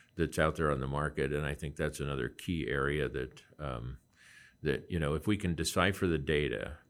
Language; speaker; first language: English; native; English